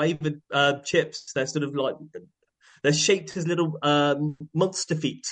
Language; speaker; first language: English; native; English